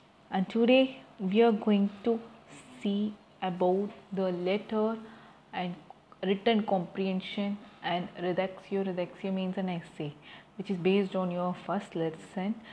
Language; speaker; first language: English; non-native, local second language; Tamil